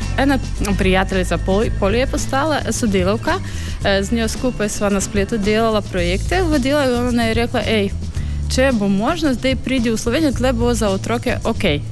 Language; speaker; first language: Slovenian; non-native, fluent; Ukrainian